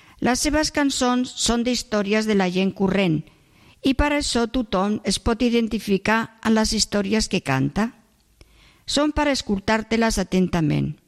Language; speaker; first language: Catalan; non-native, local second language; Spanish